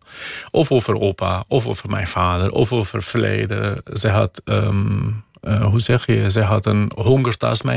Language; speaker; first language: Dutch; non-native, fluent; Kurdish